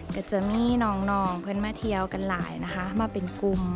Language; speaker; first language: Thai; native; Thai